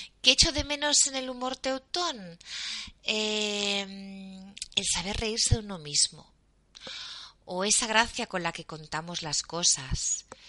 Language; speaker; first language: Spanish; native; Spanish